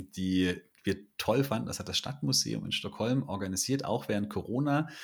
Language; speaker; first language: German; native; German